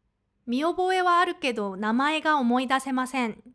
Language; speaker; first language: Japanese; non-native, fluent; Korean